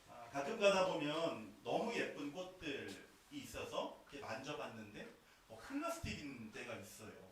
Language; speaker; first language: Korean; native; Korean